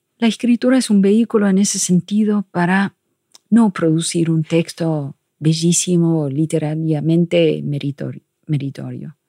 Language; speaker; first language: Spanish; non-native, fluent; English